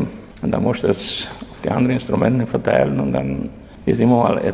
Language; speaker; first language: German; non-native, local second language; Romanian